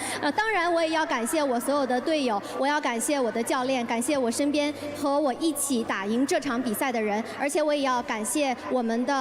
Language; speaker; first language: Chinese; native; Chinese